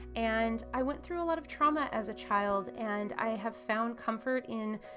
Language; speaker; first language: English; native; English